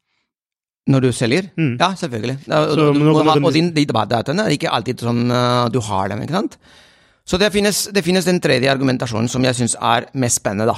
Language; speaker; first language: Norwegian; non-native, fluent; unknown